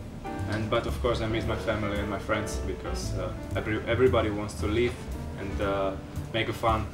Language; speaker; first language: English; non-native, learner; Slovak